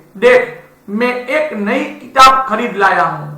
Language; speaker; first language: Hindi; non-native, local second language; Gujarati